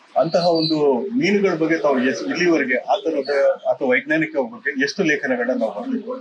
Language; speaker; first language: Kannada; native; Kannada